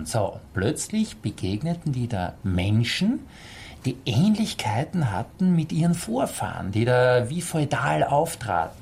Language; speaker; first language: German; native; German